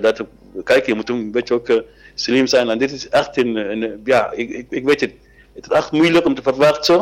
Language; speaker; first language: Dutch; non-native, learner; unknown